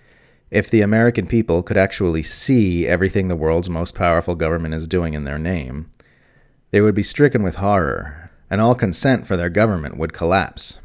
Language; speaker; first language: English; native; English